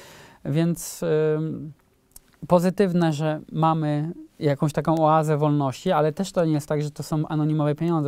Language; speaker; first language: Polish; native; Polish